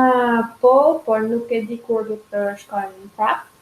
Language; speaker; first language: Albanian; non-native, learner; French